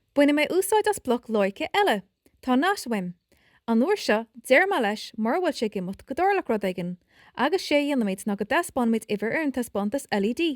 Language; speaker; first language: Irish; native; Irish